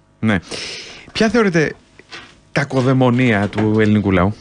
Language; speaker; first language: Greek; native; Greek